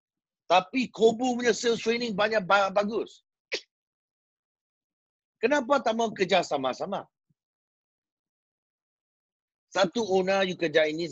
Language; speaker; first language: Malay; non-native, local second language; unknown